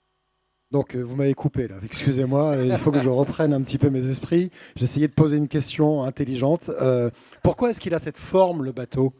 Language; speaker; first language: French; native; French